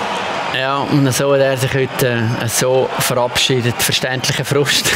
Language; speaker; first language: German; native; German